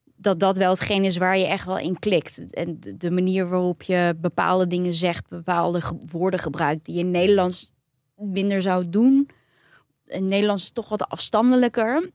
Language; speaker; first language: Dutch; early bilingual, other home language; Turkish